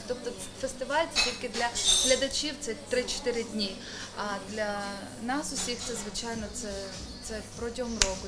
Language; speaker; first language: Ukrainian; native; Ukrainian